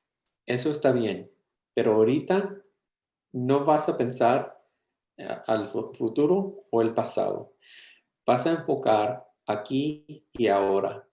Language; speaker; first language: Spanish; early bilingual, heritage; English